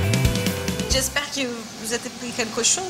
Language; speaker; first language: French; non-native, fluent; Portuguese